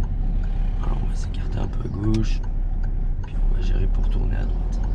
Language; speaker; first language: French; native; French